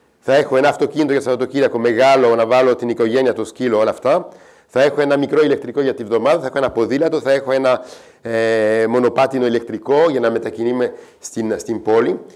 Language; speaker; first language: Greek; non-native, fluent; French